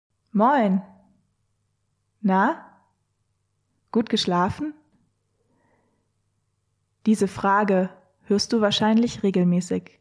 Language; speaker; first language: German; native; German